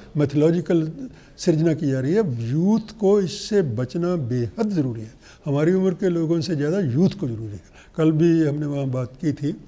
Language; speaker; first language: Hindi; native; Hindi